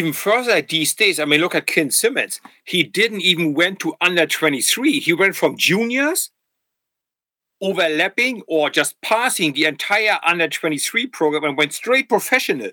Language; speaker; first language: English; non-native, fluent; German